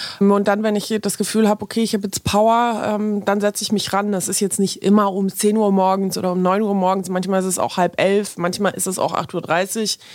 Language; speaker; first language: German; early bilingual, other home language; Polish